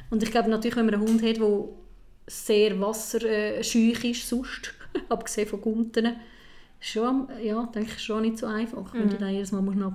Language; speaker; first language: German; native; German